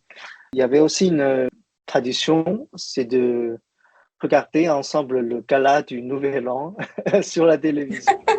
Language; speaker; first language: French; non-native, fluent; Chinese